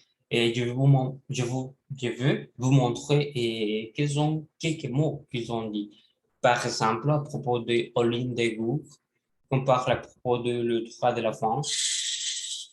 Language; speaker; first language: French; non-native, learner; Spanish